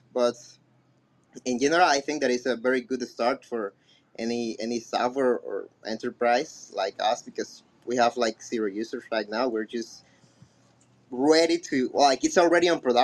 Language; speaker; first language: English; non-native, fluent; Spanish